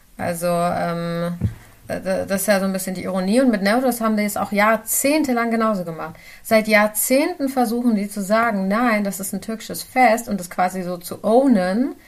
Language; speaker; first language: German; early bilingual, other home language; Central Kurdish